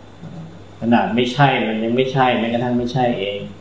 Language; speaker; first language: Thai; native; Thai